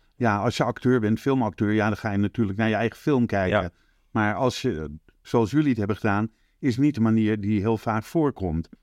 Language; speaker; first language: Dutch; native; Dutch